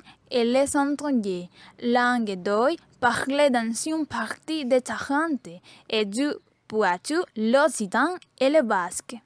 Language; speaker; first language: French; non-native, learner; Spanish